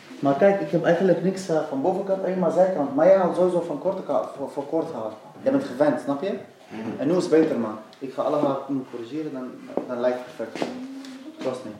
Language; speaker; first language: Dutch; non-native, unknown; Arabic